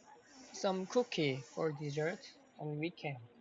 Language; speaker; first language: English; non-native, learner; Korean